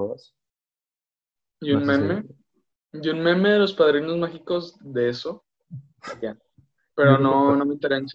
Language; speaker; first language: Spanish; native; Spanish